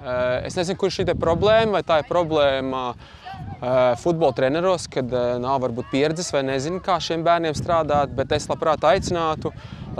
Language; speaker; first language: Latvian; native; Latvian